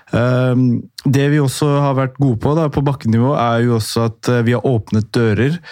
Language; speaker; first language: Norwegian; early bilingual, other home language; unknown